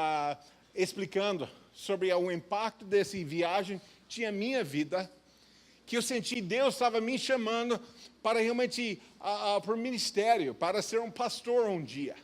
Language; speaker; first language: Portuguese; non-native, fluent; English